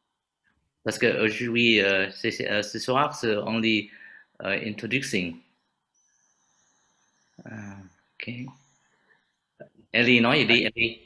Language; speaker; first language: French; non-native, fluent; Vietnamese